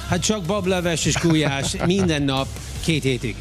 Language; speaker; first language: Hungarian; early bilingual, heritage; English